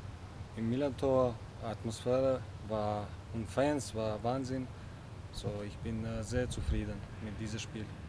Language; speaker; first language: German; non-native, learner; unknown